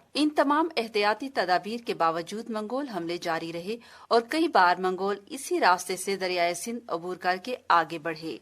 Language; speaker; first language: Urdu; non-native, local second language; Saraiki